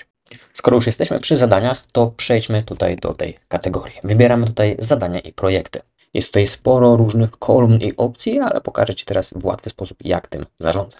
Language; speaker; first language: Polish; native; Polish